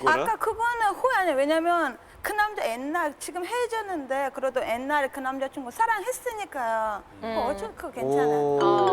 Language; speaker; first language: Korean; non-native, fluent; Russian